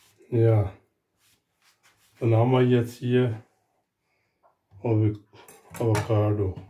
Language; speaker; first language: German; non-native, learner; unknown